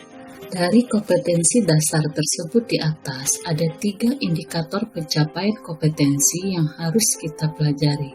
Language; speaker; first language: Indonesian; native; Indonesian